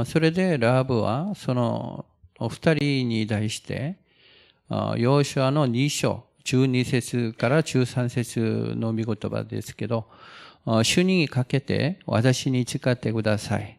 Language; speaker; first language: Japanese; non-native, fluent; Korean